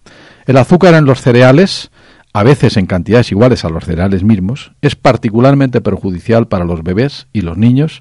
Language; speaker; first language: Spanish; native; Spanish